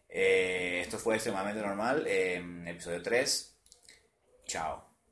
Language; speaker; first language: Spanish; native; Spanish